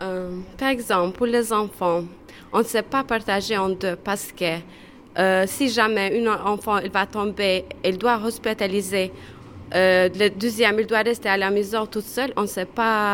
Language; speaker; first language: French; non-native, learner; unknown